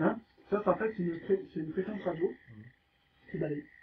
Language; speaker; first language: French; native; French